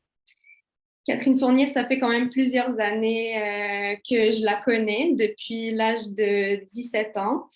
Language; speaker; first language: French; early bilingual, other home language; Kabyle